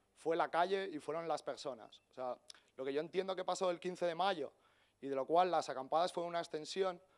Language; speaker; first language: Spanish; native; Spanish